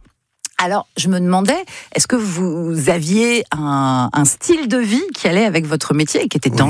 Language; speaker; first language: French; native; French